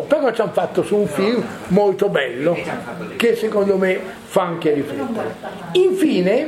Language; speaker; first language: Italian; native; Italian